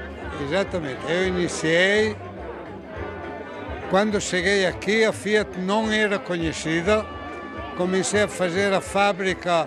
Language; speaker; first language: Portuguese; non-native, fluent; Italian